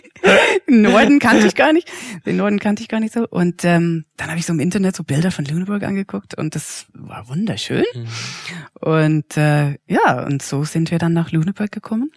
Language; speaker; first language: German; non-native, fluent; English